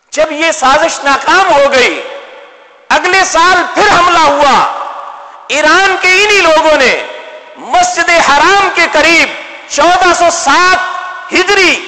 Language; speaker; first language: Urdu; non-native, local second language; Punjabi